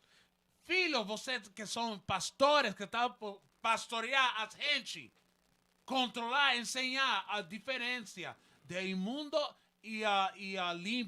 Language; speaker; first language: Portuguese; non-native, learner; Spanish